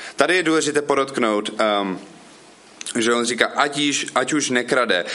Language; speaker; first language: Czech; non-native, fluent; English